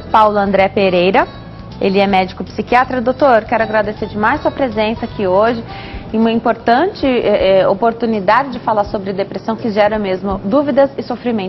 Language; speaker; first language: Portuguese; native; Portuguese